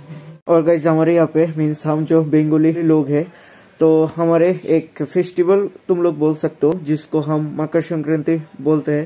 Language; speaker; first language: Hindi; non-native, local second language; Bangla